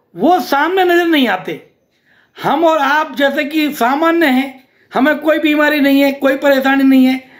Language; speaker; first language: Hindi; native; Hindi